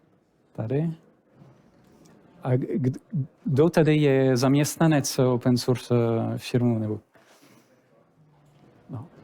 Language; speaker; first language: Czech; non-native, learner; French